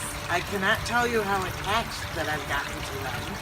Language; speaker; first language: English; native; English